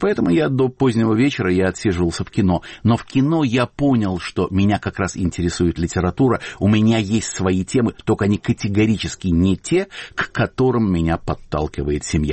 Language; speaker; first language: Russian; native; Russian